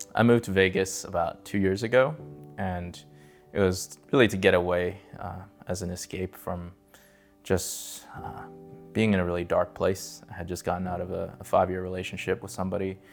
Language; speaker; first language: English; native; English